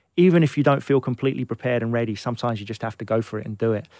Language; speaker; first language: English; native; English